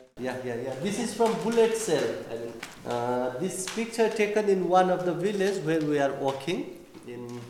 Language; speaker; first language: English; non-native, fluent; Nepali